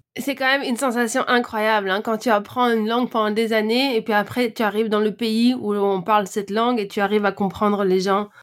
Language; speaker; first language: French; native; French